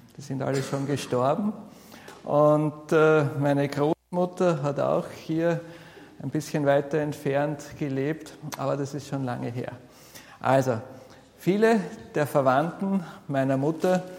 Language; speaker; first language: German; native; German